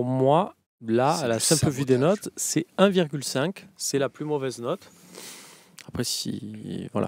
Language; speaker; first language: French; native; French